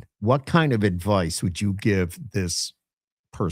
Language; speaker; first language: English; native; English